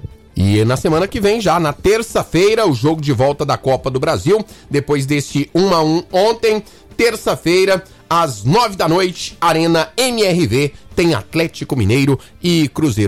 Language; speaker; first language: Portuguese; native; Portuguese